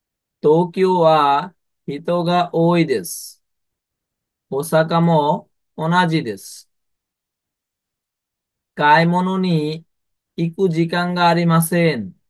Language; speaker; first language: Japanese; non-native, fluent; Bangla